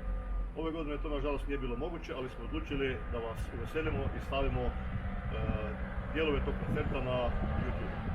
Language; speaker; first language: Bosnian; native; Bosnian